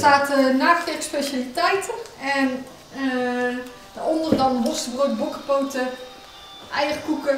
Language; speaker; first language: Dutch; native; Dutch